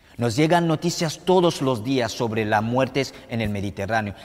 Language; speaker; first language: Spanish; non-native, fluent; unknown